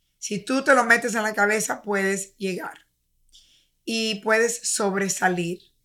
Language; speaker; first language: Spanish; early bilingual, heritage; Spanish